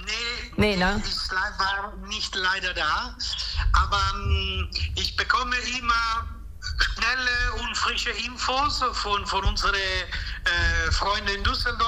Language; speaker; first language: German; non-native, fluent; Italian